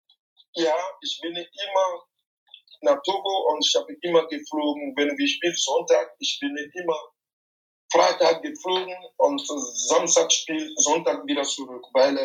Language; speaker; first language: German; non-native, fluent; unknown